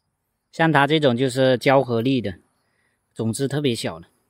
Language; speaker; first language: Chinese; non-native, local second language; Cantonese